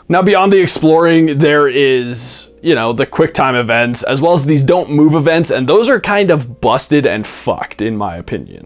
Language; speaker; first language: English; native; English